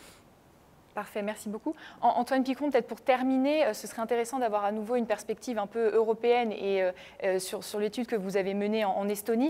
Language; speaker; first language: French; native; French